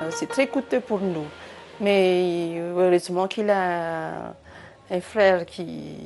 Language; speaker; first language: French; non-native, local second language; Malagasy